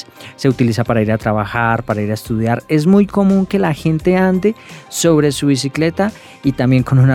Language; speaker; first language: Spanish; native; Spanish